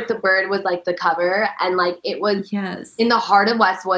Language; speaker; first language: English; early bilingual, other home language; Persian